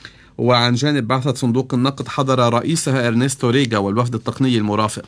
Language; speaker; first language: Arabic; native; Arabic